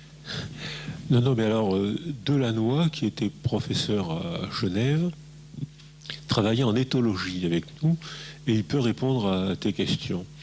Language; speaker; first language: French; native; French